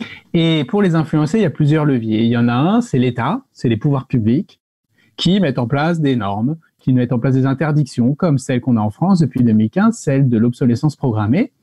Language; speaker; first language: French; native; French